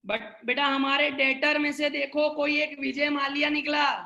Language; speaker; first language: Hindi; non-native, local second language; Gujarati